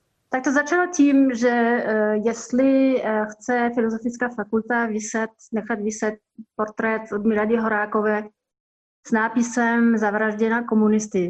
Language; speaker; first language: Czech; non-native, fluent; French